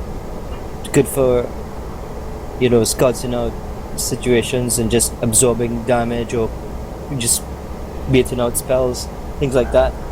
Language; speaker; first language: English; native; English